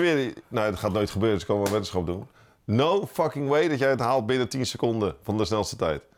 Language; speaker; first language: Dutch; native; Dutch